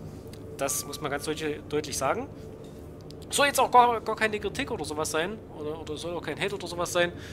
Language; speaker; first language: German; native; German